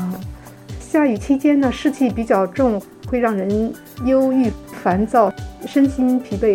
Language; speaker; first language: Chinese; native; Chinese